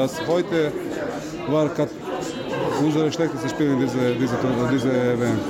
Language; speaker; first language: German; non-native, learner; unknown